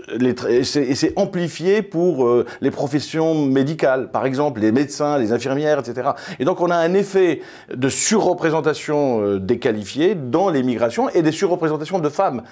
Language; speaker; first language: French; early bilingual, other home language; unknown